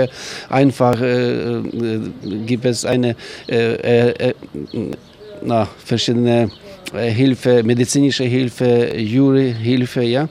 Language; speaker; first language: German; non-native, learner; Ukrainian